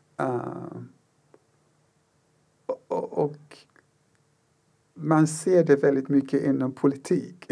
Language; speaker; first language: Swedish; non-native, fluent; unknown